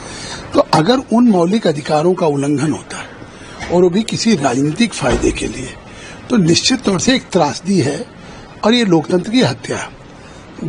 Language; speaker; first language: Hindi; native; Hindi